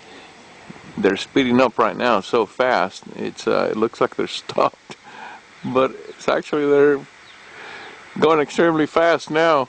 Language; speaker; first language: English; native; English